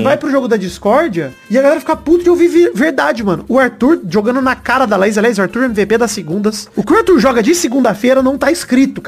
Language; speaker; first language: Portuguese; native; Portuguese